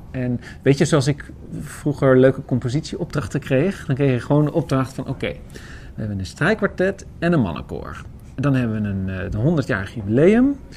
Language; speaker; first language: Dutch; native; Dutch